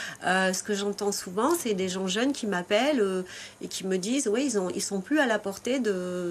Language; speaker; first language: French; native; French